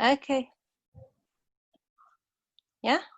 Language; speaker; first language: English; non-native, fluent; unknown